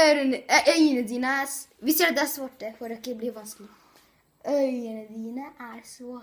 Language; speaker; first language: Norwegian; non-native, fluent; Arabic